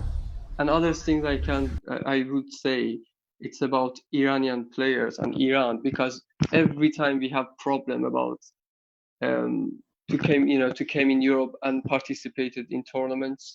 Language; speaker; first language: English; non-native, learner; Persian